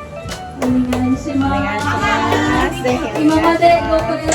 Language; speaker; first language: Japanese; non-native, learner; Filipino